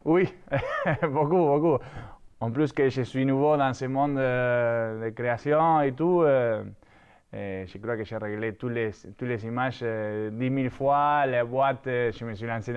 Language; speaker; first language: French; non-native, fluent; Spanish